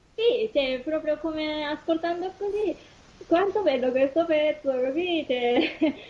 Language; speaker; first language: Italian; non-native, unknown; Japanese